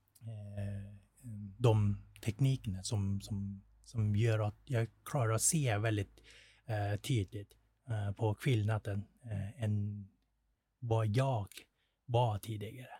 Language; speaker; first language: Swedish; non-native, fluent; Thai